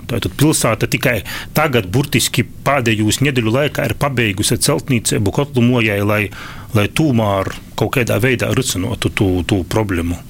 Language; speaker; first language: Latvian; native; Latvian